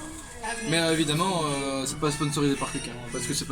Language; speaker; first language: French; native; French